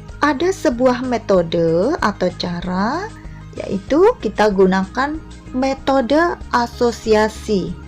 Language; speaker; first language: Indonesian; non-native, local second language; Javanese